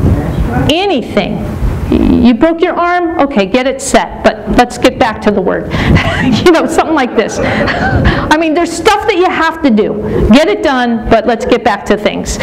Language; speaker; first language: English; native; English